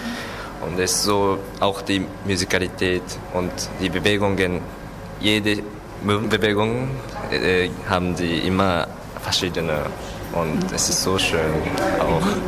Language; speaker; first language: German; non-native, learner; Japanese